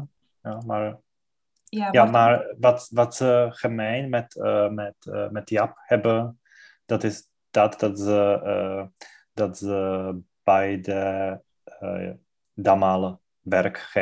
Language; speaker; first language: Dutch; non-native, learner; Czech